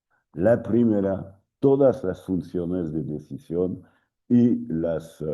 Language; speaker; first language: Spanish; non-native, fluent; French